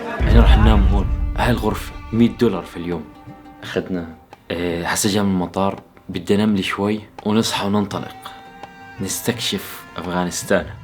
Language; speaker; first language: Arabic; native; Arabic